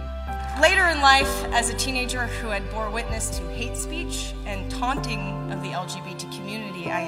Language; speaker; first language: English; native; English